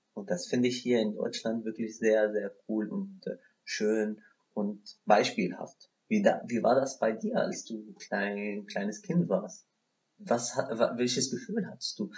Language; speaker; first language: German; non-native, fluent; Arabic